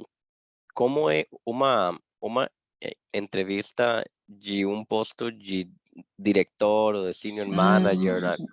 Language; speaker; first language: Portuguese; non-native, fluent; Spanish